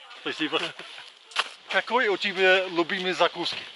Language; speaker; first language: Russian; non-native, fluent; English